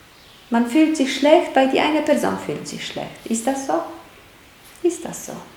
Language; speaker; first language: German; non-native, fluent; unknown